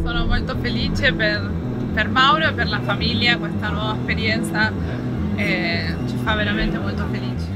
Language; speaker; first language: Italian; non-native, fluent; Spanish